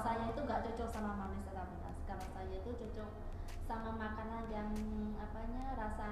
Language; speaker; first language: Indonesian; non-native, fluent; Khmer